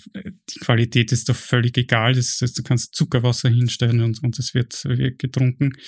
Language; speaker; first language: German; native; German